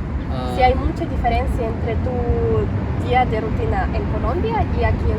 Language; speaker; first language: Spanish; non-native, fluent; Russian